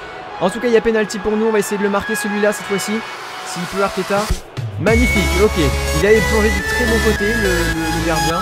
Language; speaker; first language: French; native; French